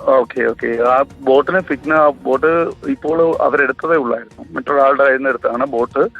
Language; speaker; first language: Malayalam; native; Malayalam